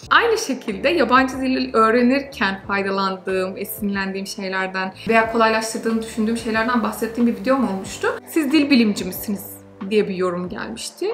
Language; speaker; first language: Turkish; early bilingual, heritage; Turkish